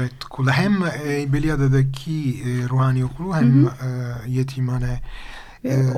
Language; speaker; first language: Turkish; non-native, fluent; Italian